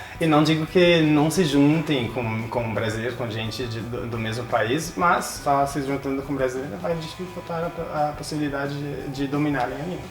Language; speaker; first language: Portuguese; non-native, fluent; English